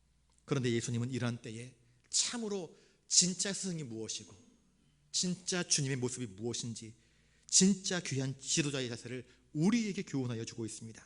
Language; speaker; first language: Korean; native; Korean